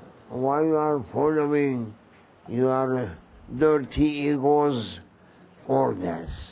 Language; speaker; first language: English; non-native, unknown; Turkish